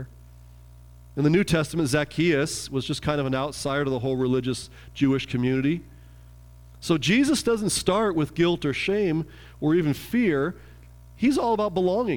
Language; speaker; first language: English; native; English